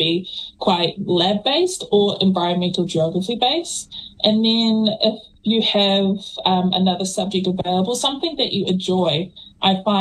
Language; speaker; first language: English; native; English